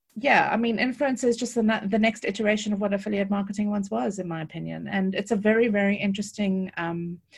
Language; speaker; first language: English; native; English